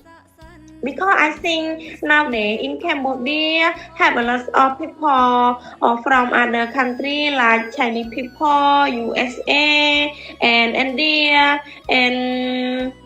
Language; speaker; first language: English; non-native, learner; Khmer